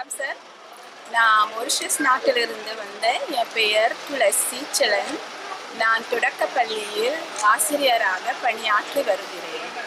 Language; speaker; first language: Tamil; early bilingual, heritage; Tamil